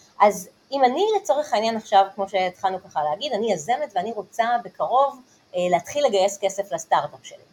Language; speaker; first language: Hebrew; native; Hebrew